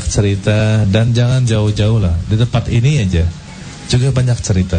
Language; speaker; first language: Indonesian; native; Indonesian